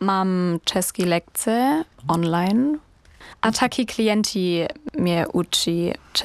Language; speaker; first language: Czech; non-native, learner; German